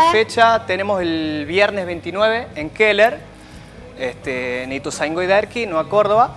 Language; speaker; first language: Spanish; native; Spanish